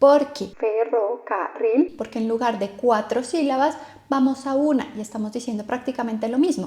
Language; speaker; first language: Spanish; native; Spanish